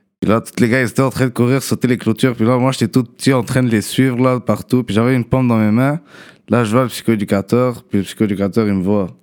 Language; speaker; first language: French; early bilingual, other home language; Arabic